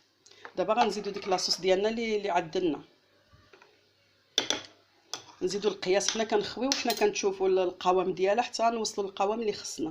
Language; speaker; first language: Arabic; native; Arabic